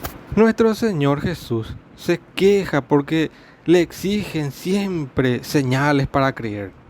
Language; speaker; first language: Spanish; native; Spanish